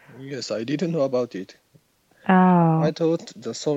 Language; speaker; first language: English; non-native, learner; Japanese